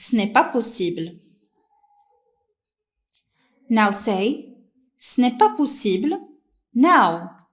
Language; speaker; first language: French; non-native, local second language; Arabic